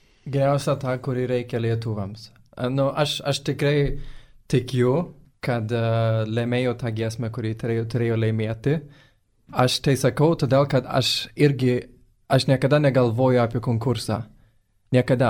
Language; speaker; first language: Lithuanian; non-native, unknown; Swedish